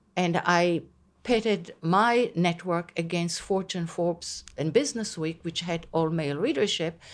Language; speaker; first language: English; non-native, fluent; Hebrew